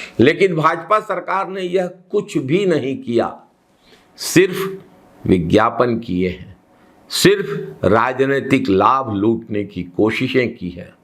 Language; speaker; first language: Hindi; native; Hindi